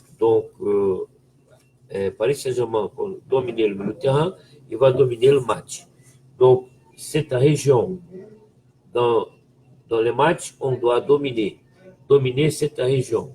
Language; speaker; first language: French; non-native, fluent; Portuguese